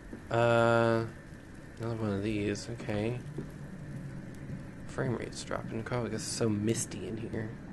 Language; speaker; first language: English; native; English